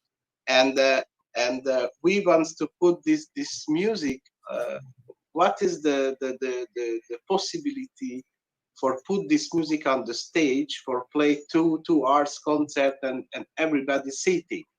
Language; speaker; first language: English; non-native, learner; Hungarian